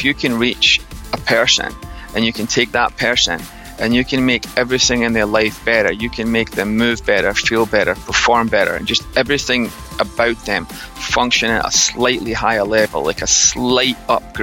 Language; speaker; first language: English; native; English